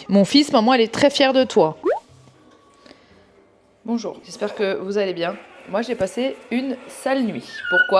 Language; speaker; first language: French; native; French